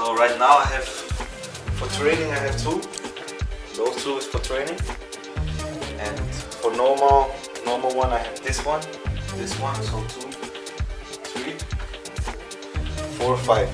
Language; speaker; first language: English; non-native, learner; Portuguese